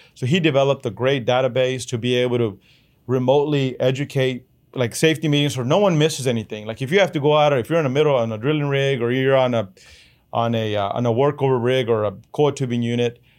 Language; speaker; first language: English; early bilingual, other home language; Spanish